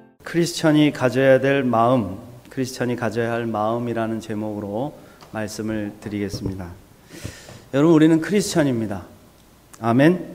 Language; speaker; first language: Korean; native; Korean